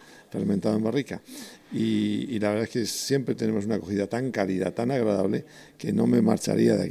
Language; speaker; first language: Spanish; native; Spanish